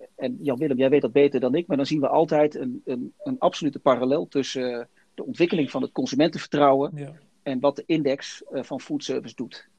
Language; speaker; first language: Dutch; native; Dutch